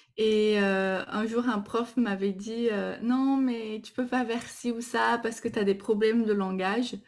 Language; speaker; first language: French; non-native, fluent; Portuguese